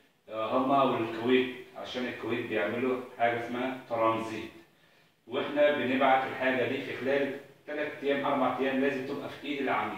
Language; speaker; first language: Arabic; native; Arabic